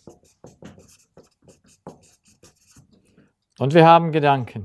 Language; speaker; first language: German; native; German